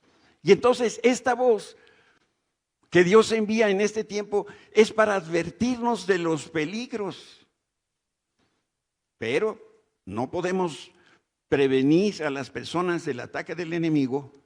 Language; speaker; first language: Spanish; native; Spanish